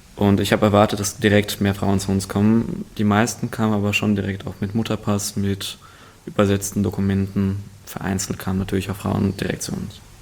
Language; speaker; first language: German; early bilingual, other home language; Russian